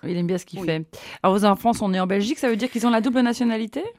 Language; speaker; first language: French; native; French